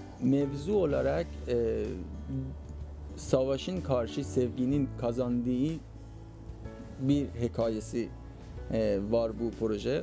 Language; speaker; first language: Turkish; non-native, fluent; Persian